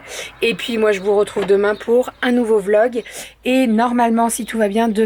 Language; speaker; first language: French; native; French